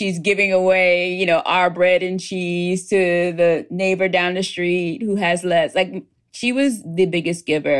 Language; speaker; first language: English; native; English